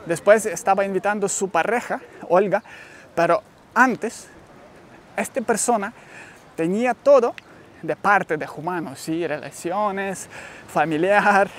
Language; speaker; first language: Spanish; non-native, learner; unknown